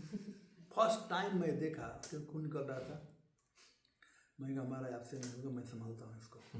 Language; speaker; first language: Hindi; native; Hindi